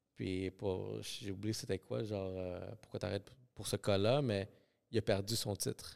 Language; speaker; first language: French; early bilingual, other home language; Spanish